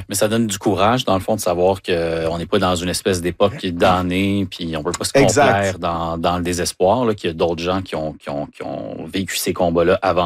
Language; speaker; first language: French; native; French